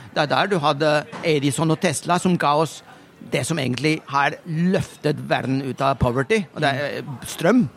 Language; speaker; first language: Norwegian; non-native, fluent; Spanish